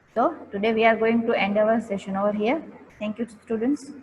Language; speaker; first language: English; non-native, local second language; Gujarati